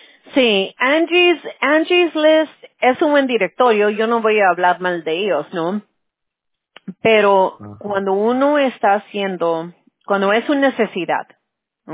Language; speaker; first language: Spanish; early bilingual, heritage; Spanish